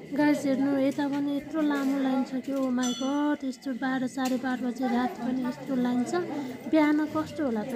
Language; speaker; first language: Nepali; non-native, local second language; Newari